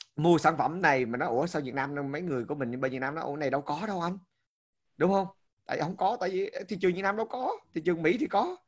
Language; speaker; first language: Vietnamese; early bilingual, heritage; Vietnamese